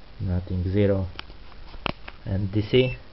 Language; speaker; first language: English; non-native, learner; Polish